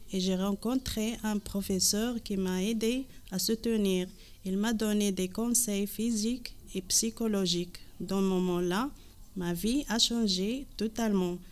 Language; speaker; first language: French; non-native, local second language; Arabic